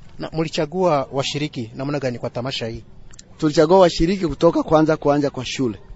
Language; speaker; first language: Swahili; non-native, local second language; Nande